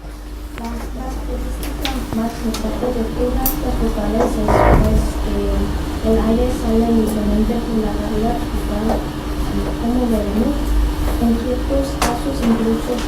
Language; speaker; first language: Spanish; non-native, learner; Korean